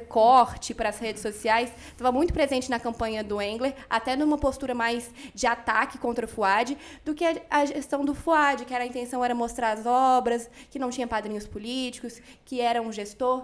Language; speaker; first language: Portuguese; native; Portuguese